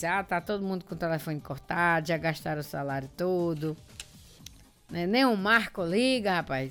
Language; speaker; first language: Portuguese; native; Portuguese